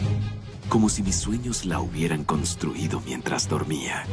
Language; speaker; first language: Spanish; native; Spanish